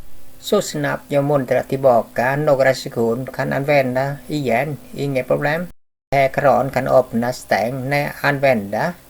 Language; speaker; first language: Swedish; non-native, learner; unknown